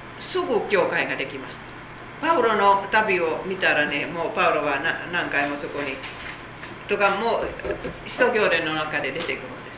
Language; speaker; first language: Japanese; non-native, fluent; Korean